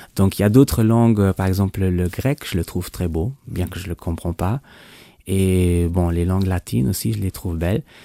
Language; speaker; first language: French; non-native, local second language; Luxembourgish